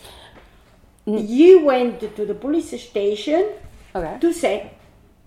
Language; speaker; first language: English; non-native, learner; Italian